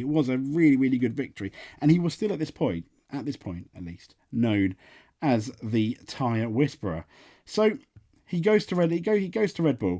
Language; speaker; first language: English; native; English